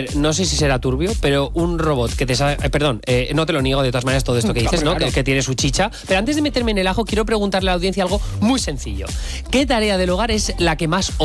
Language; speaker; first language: Spanish; native; Spanish